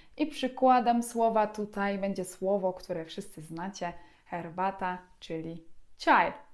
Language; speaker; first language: Polish; native; Polish